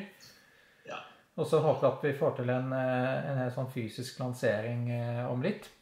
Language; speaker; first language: Norwegian; native; Norwegian